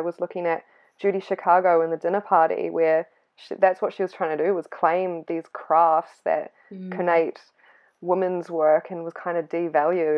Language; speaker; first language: English; native; English